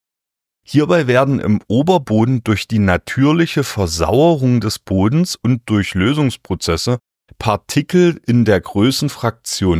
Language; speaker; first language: German; native; German